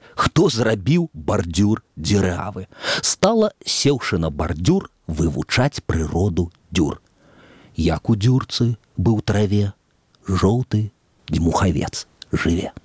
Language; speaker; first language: Belarusian; non-native, local second language; Russian